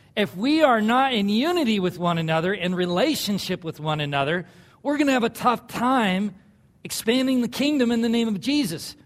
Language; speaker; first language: English; native; English